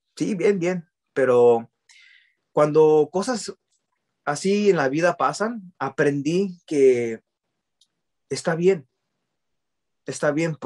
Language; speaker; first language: Spanish; early bilingual, heritage; Spanish